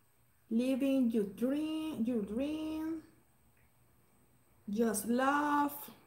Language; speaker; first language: English; non-native, learner; Spanish